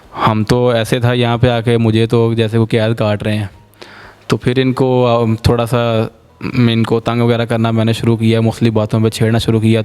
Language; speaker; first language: Urdu; non-native, local second language; Punjabi